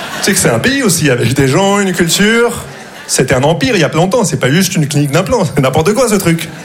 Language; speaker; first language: French; non-native, local second language; Arabic